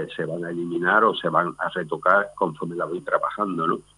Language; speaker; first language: Spanish; native; Spanish